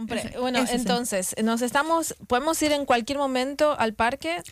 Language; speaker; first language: Spanish; native; Spanish